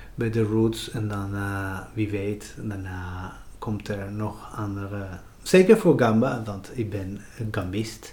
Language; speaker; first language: Dutch; non-native, fluent; Spanish